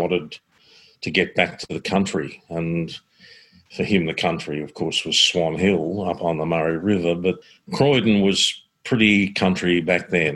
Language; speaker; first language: English; native; English